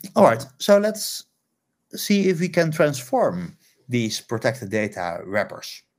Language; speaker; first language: English; non-native, fluent; Dutch